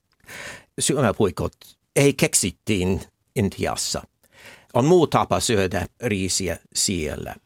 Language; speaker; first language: Finnish; non-native, fluent; English